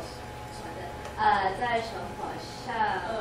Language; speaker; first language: Chinese; non-native, learner; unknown